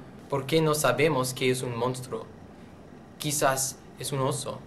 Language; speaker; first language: Spanish; non-native, learner; English